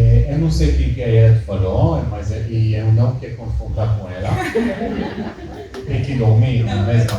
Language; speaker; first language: Portuguese; early bilingual, heritage; Hebrew